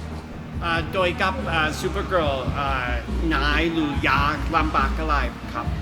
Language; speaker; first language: Thai; non-native, learner; English